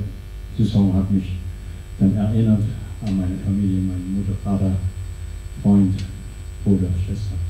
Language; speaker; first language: German; non-native, fluent; Dutch